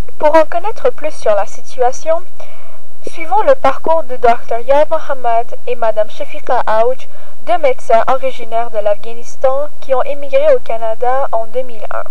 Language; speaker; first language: French; native; French